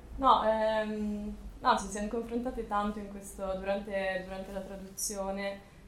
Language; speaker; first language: Italian; native; Italian